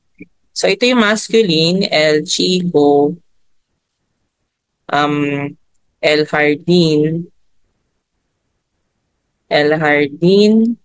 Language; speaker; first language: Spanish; non-native, learner; Filipino